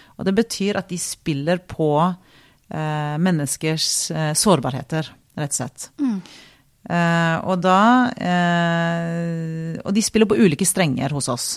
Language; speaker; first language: Norwegian; native; Norwegian